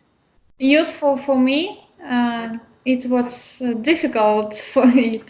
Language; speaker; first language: English; non-native, learner; Russian